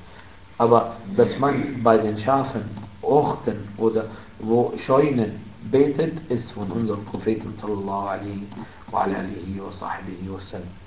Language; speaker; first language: German; non-native, fluent; Arabic